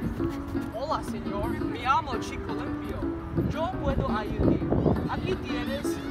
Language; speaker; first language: Spanish; non-native, learner; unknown